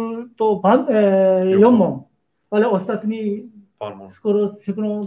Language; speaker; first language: Czech; non-native, learner; Korean